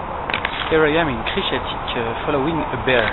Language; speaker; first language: English; non-native, fluent; French